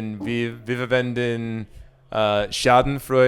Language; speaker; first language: German; non-native, learner; English